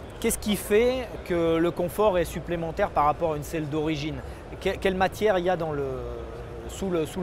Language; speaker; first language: French; native; French